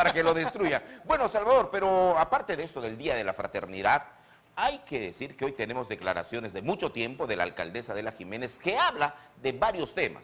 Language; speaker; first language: Spanish; native; Spanish